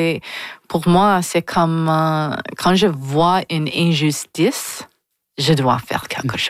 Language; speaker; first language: French; non-native, learner; English